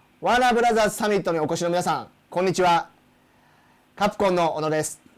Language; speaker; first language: Japanese; native; Japanese